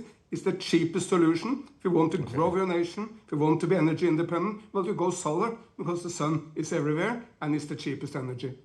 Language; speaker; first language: English; non-native, fluent; Norwegian